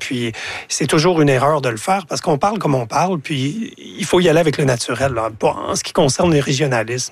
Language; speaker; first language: French; native; French